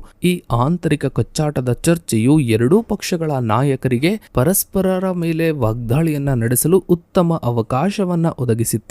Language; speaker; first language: Kannada; native; Kannada